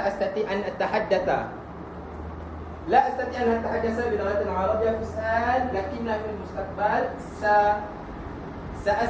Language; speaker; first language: Arabic; non-native, fluent; Malay